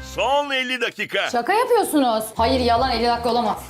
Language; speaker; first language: Turkish; native; Turkish